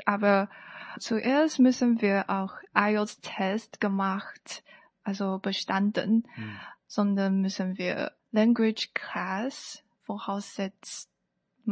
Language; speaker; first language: German; non-native, learner; Chinese